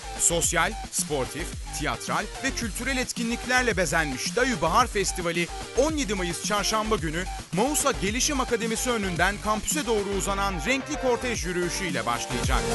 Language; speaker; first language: Turkish; native; Turkish